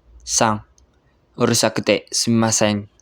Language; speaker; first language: Japanese; non-native, learner; Indonesian